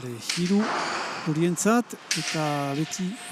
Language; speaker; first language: Basque; native; Basque